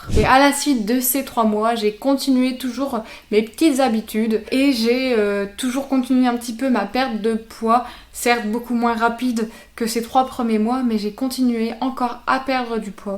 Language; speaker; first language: French; native; French